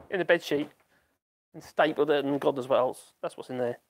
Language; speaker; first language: English; native; English